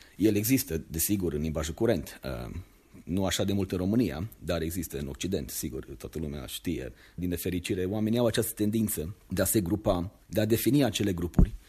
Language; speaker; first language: Romanian; native; Romanian